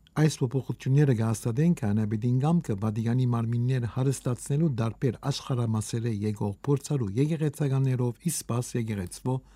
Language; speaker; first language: Armenian; native; Armenian